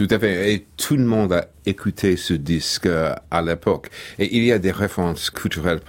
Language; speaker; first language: French; non-native, fluent; English